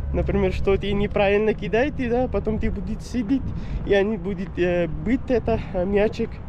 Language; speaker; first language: Russian; non-native, learner; Urdu